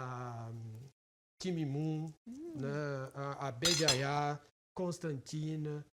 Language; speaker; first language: French; non-native, fluent; Portuguese